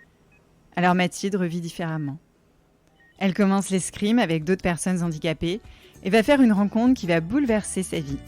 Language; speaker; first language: French; native; French